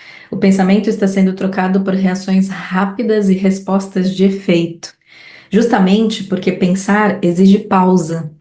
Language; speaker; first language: Portuguese; native; Portuguese